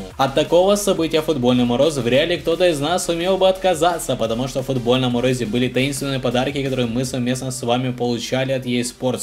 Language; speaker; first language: Russian; native; Russian